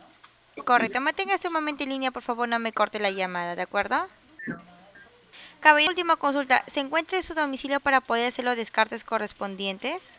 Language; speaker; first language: Spanish; native; Spanish